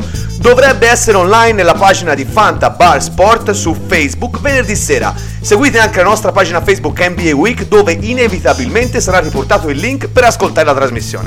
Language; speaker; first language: Italian; native; Italian